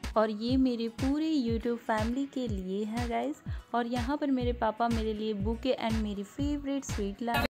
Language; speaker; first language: Hindi; non-native, local second language; Bangla